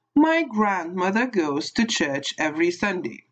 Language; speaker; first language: English; non-native, fluent; Lithuanian